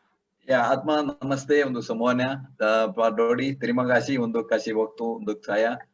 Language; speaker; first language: Indonesian; non-native, learner; Tamil